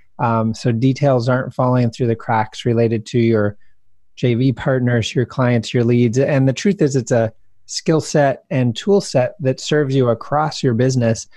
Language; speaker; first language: English; native; English